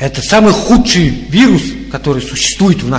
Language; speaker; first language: Russian; native; Russian